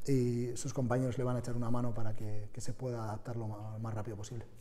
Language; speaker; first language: Spanish; native; Spanish